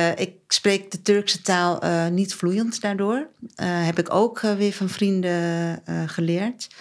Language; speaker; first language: Dutch; early bilingual, other home language; Turkish